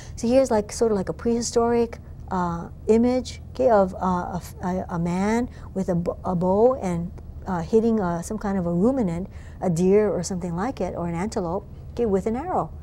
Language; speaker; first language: English; native; English